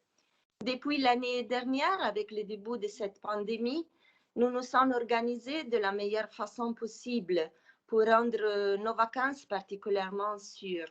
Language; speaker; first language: French; non-native, fluent; Italian